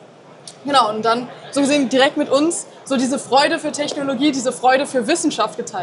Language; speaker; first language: German; native; German